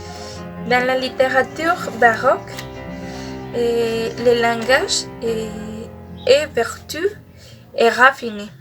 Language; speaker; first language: French; non-native, learner; Spanish